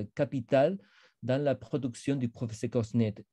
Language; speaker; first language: French; non-native, fluent; Spanish